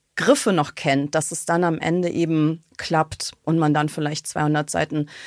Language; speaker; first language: German; early bilingual, other home language; Russian